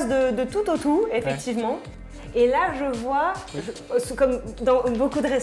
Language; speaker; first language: French; native; French